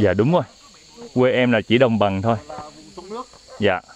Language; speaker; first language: Vietnamese; native; Vietnamese